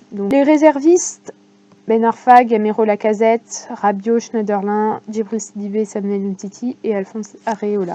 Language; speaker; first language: French; native; French